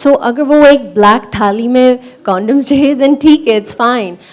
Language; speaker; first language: Hindi; early bilingual, heritage; Punjabi